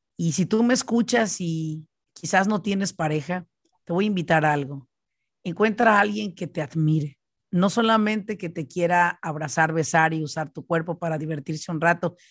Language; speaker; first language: Spanish; native; Spanish